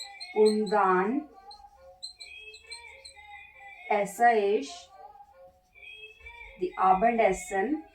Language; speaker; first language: German; non-native, learner; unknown